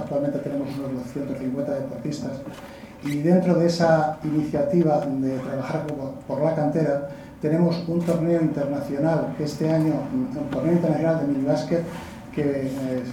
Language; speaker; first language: Spanish; native; Spanish